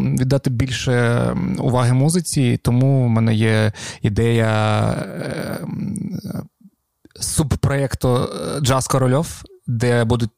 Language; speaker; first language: Ukrainian; non-native, local second language; Russian